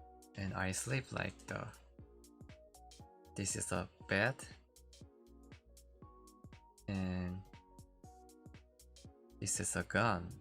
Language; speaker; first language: English; non-native, learner; Korean